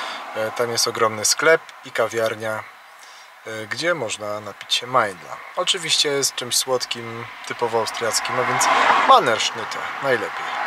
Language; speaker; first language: Polish; native; Polish